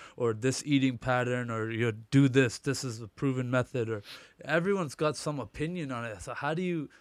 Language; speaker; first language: English; early bilingual, other home language; Hindi